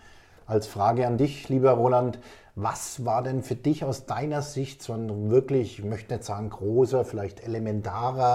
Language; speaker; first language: German; native; German